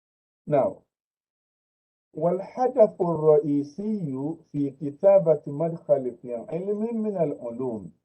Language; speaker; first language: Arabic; non-native, fluent; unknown